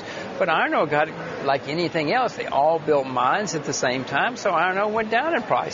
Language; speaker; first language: English; native; English